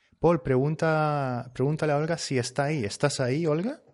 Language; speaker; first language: Spanish; native; Spanish